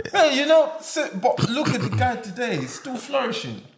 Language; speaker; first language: English; non-native, local second language; Yoruba